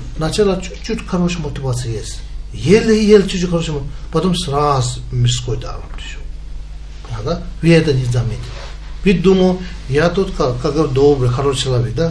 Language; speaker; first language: Russian; non-native, learner; Tibetan